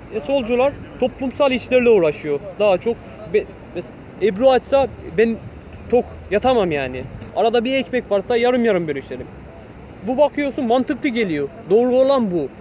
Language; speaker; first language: Turkish; non-native, local second language; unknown